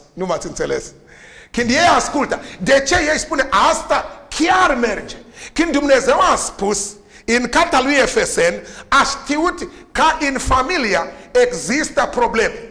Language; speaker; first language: Romanian; non-native, learner; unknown